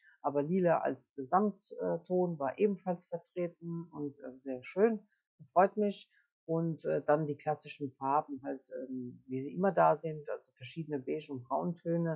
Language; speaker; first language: German; native; German